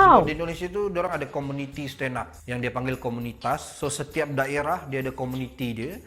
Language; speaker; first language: Malay; native; Malay